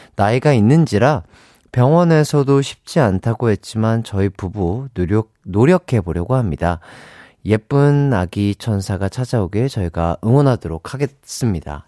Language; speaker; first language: Korean; native; Korean